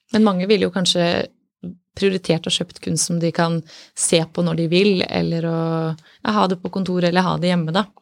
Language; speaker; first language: Norwegian; native; Norwegian